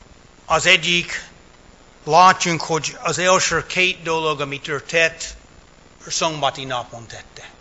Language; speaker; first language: Hungarian; early bilingual, heritage; English